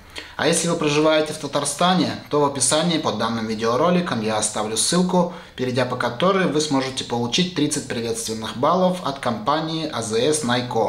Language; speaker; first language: Russian; native; Russian